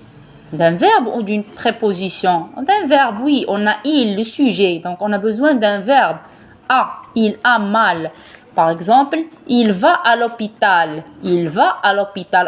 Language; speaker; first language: French; non-native, local second language; Arabic